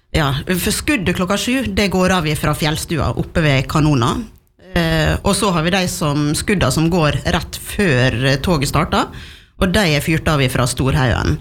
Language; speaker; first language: Norwegian; native; Norwegian